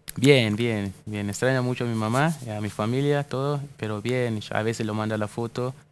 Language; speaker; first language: Spanish; non-native, fluent; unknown